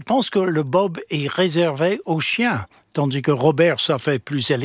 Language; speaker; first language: French; non-native, fluent; English